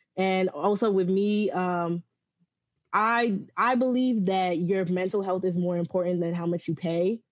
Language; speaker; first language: English; early bilingual, other home language; Yoruba